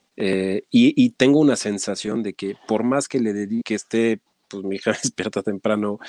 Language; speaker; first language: Spanish; non-native, fluent; French